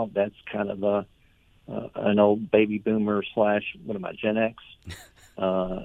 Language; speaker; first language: English; native; English